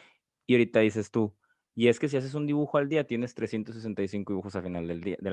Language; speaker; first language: Spanish; native; Spanish